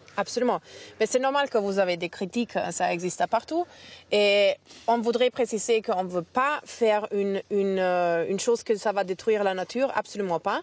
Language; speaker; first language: French; non-native, fluent; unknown